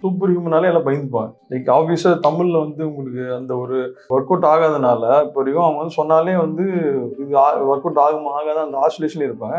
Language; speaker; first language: Tamil; native; Tamil